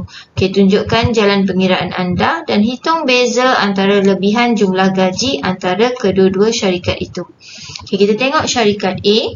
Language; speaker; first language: Malay; native; Malay